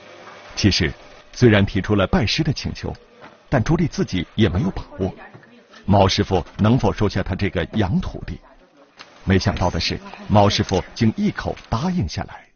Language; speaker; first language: Chinese; native; Chinese